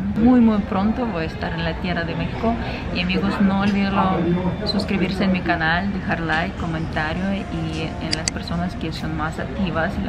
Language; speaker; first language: Spanish; non-native, fluent; Ukrainian